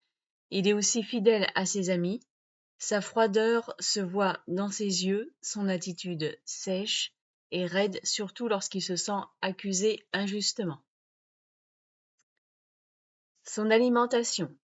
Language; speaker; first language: French; native; French